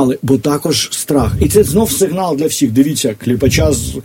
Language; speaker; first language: Ukrainian; native; Ukrainian